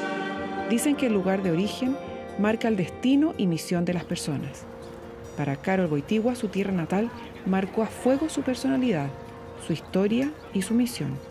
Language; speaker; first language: Spanish; native; Spanish